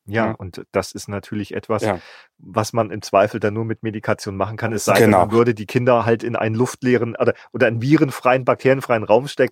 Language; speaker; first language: German; native; German